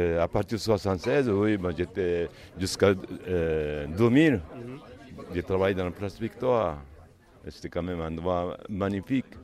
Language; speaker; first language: French; non-native, learner; Japanese